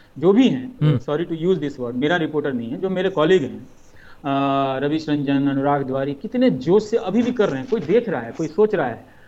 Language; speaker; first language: Hindi; native; Hindi